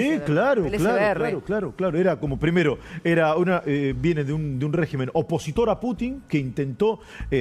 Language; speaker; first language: Spanish; native; Spanish